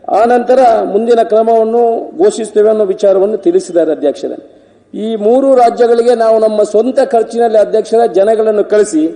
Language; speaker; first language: Kannada; non-native, local second language; Tulu